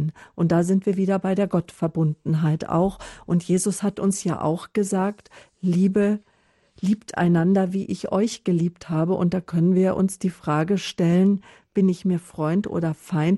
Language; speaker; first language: German; native; German